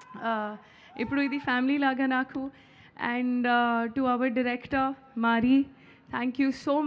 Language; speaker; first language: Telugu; non-native, local second language; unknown